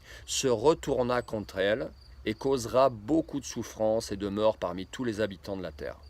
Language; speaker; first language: French; native; French